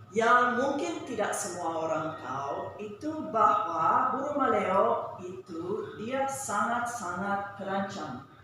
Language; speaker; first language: Indonesian; non-native, fluent; English